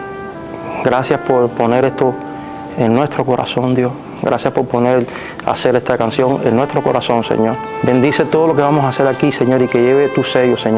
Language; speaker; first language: Spanish; native; Spanish